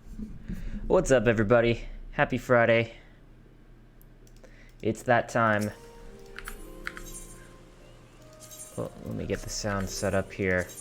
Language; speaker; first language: English; native; English